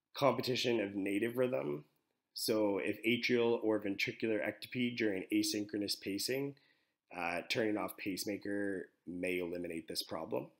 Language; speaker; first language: English; native; English